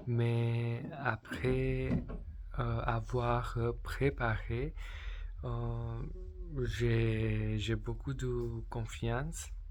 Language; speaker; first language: French; non-native, learner; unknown